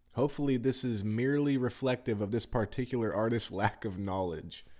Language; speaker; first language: English; native; English